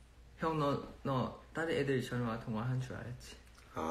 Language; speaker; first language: Korean; native; Korean